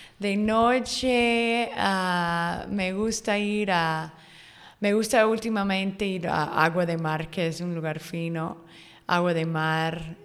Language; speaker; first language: Spanish; non-native, fluent; English